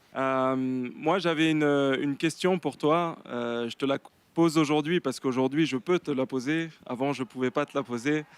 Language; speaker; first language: French; native; French